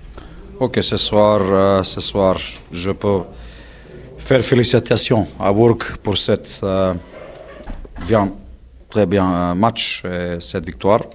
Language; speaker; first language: French; non-native, learner; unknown